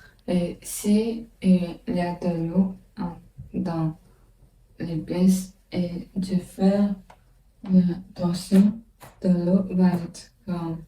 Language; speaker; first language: French; non-native, learner; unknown